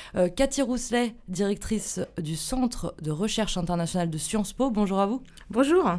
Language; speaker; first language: French; native; French